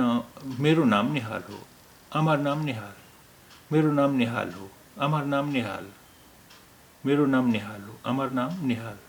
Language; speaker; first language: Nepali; non-native, fluent; Bangla